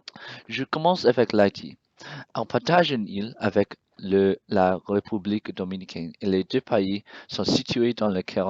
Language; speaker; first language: French; non-native, learner; English